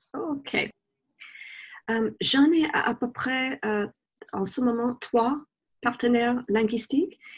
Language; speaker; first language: French; non-native, fluent; English